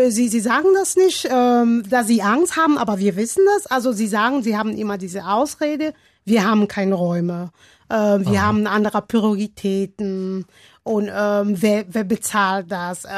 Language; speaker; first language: German; non-native, learner; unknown